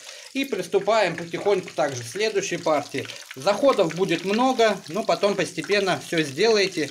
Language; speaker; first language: Russian; native; Russian